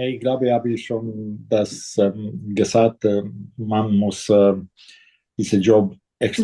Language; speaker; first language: German; non-native, fluent; Italian